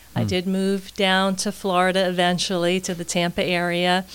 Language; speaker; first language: English; native; English